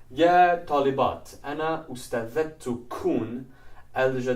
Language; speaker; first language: Arabic; non-native, fluent; English